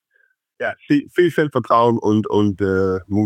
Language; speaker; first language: German; non-native, fluent; Faroese